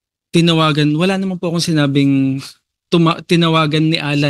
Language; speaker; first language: Filipino; native; Filipino